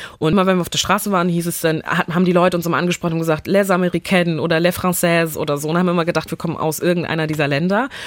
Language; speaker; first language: German; early bilingual, other home language; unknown